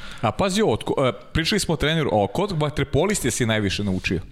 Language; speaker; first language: Serbian; native; Serbian